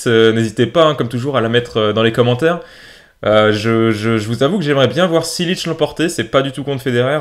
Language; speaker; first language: French; native; French